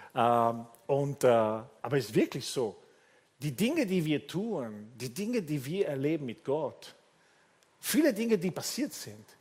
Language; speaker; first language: German; non-native, fluent; Italian